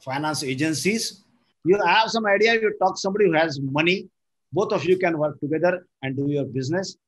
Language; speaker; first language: English; non-native, local second language; Marathi